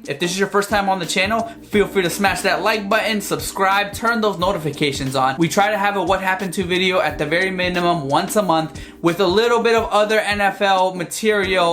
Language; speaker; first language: English; native; English